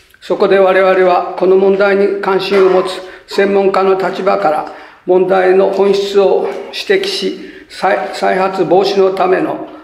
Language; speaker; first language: Japanese; native; Japanese